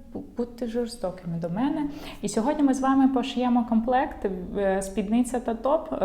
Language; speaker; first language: Ukrainian; non-native, local second language; Russian